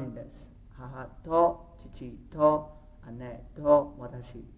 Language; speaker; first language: Japanese; non-native, learner; English